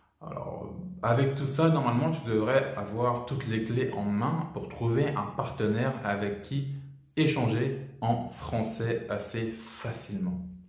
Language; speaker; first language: French; native; French